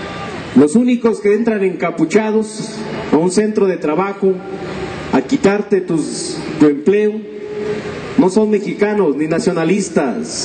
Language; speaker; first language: Spanish; native; Spanish